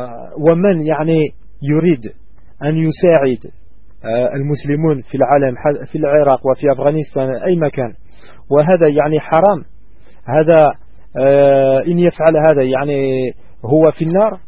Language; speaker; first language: Arabic; non-native, learner; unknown